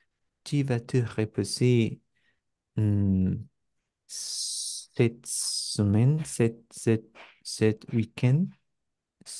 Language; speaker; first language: French; non-native, learner; Spanish